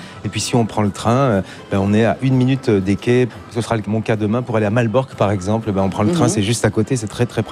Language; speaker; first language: French; native; French